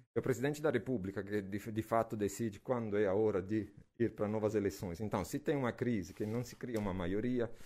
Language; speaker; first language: Portuguese; non-native, fluent; Italian